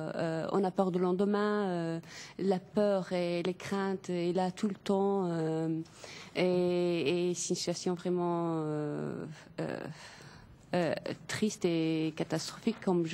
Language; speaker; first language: French; non-native, fluent; Kurdish